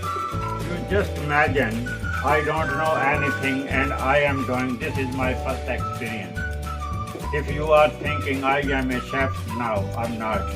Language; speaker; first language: English; non-native, learner; Punjabi